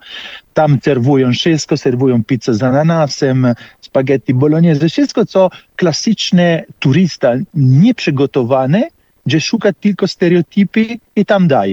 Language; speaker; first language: Polish; non-native, fluent; Italian